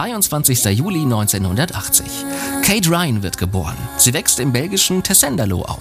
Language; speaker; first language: German; native; German